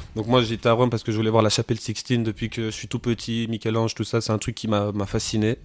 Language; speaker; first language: French; native; French